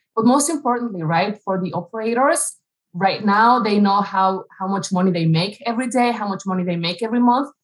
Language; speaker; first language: English; non-native, fluent; Spanish